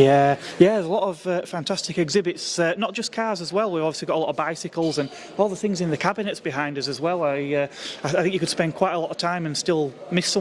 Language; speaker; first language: English; native; English